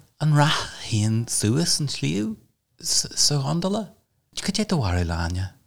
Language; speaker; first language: Irish; non-native, local second language; English